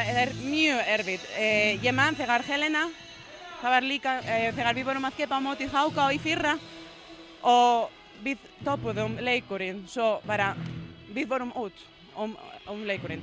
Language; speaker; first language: Icelandic; non-native, learner; Spanish